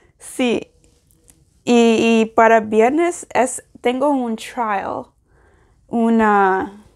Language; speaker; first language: Spanish; non-native, learner; English